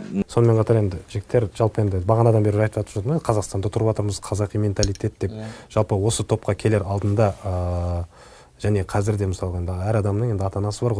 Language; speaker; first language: Kazakh; native; Kazakh